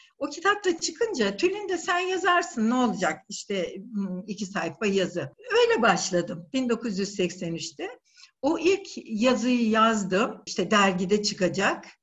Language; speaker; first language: Turkish; native; Turkish